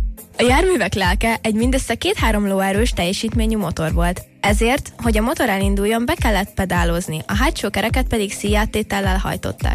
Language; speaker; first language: Hungarian; native; Hungarian